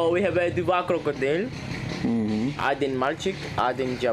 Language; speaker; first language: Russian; non-native, learner; Swahili